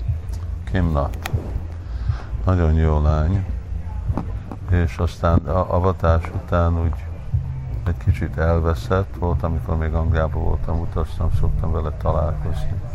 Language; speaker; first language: Hungarian; early bilingual, heritage; Hungarian